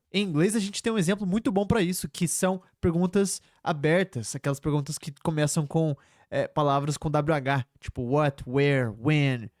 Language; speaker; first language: Portuguese; native; Portuguese